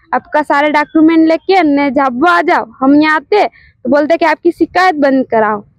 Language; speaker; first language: Hindi; native; Hindi